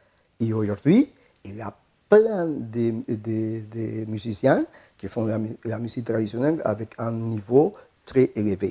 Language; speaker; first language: French; non-native, fluent; Spanish